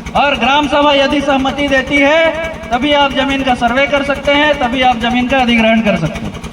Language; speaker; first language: Hindi; non-native, local second language; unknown